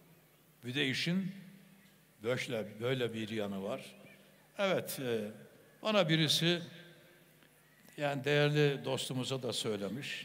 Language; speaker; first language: Turkish; native; Turkish